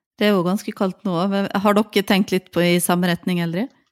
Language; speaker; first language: Norwegian; native; Norwegian